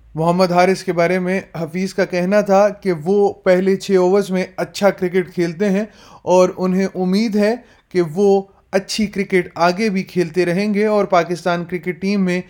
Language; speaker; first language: Urdu; native; Urdu